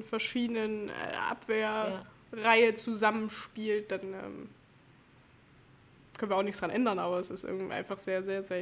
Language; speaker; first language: German; native; German